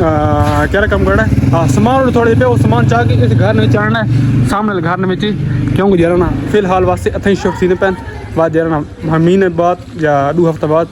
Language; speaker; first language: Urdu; non-native, local second language; Saraiki